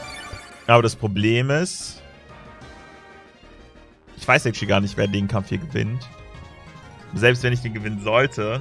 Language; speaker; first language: German; native; German